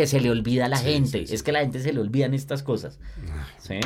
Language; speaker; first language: Spanish; native; Spanish